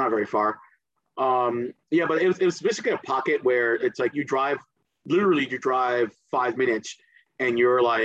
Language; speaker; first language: English; early bilingual, other home language; Spanish